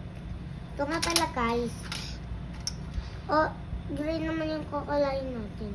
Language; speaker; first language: Filipino; native; Filipino